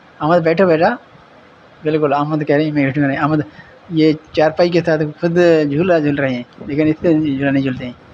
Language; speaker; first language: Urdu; non-native, local second language; Sindhi